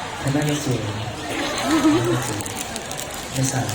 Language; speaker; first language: Thai; native; Thai